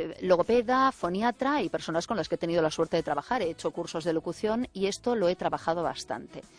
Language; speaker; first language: Spanish; native; Spanish